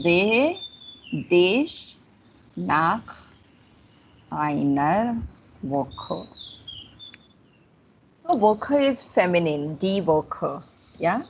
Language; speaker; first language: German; non-native, fluent; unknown